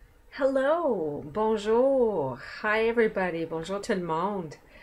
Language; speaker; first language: French; non-native, fluent; English